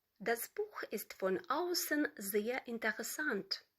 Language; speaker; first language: German; non-native, fluent; Ukrainian